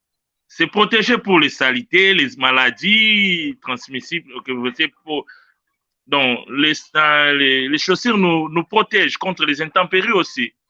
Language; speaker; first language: French; non-native, local second language; Luba-Lulua